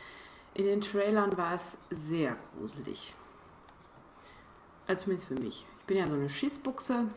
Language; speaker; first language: German; native; German